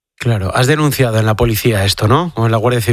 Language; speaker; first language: Spanish; native; Spanish